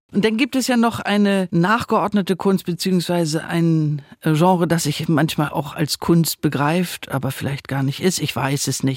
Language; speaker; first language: German; native; German